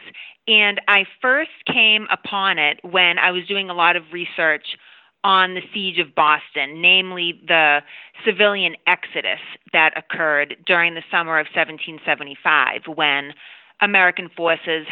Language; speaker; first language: English; native; English